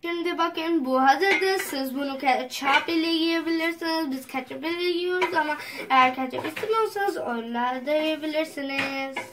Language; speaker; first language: Turkish; non-native, learner; Urdu